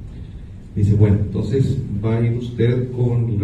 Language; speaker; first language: Spanish; native; Spanish